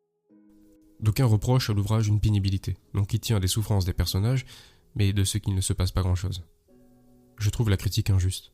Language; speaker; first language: French; native; French